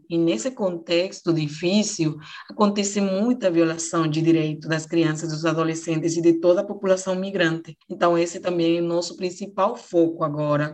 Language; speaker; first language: Portuguese; non-native, fluent; Spanish